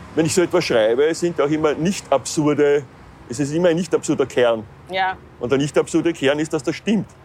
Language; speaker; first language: German; native; German